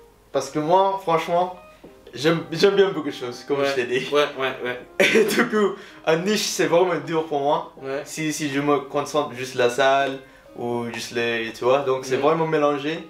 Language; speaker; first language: French; non-native, learner; Filipino